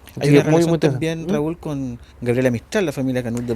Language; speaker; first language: Spanish; native; Spanish